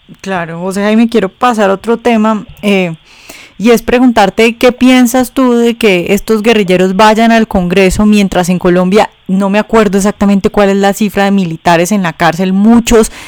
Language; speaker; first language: Spanish; native; Spanish